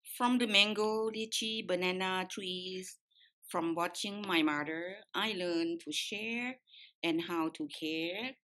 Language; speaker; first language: English; non-native, fluent; Lao